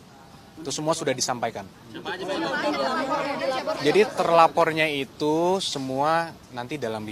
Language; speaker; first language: Indonesian; native; Indonesian